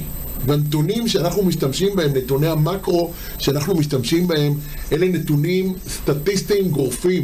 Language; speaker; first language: Hebrew; native; Hebrew